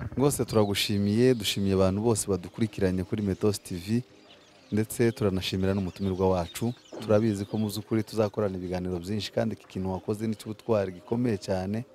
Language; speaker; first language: Kinyarwanda; early bilingual, heritage; Kinyarwanda